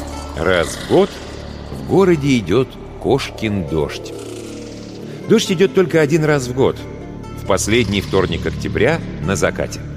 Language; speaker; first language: Russian; native; Russian